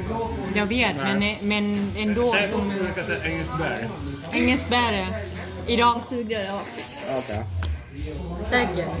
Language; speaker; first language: Swedish; non-native, learner; Thai